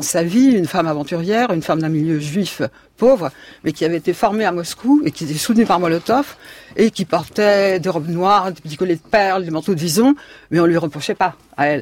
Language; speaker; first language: French; native; French